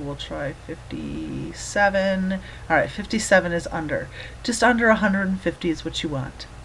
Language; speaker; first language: English; native; English